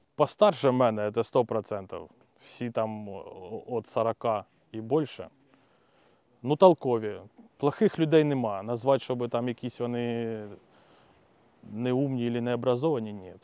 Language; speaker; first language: Ukrainian; non-native, local second language; Russian